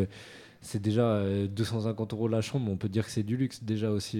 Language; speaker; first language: French; native; French